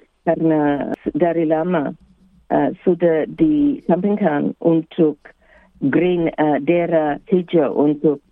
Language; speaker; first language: Indonesian; early bilingual, heritage; English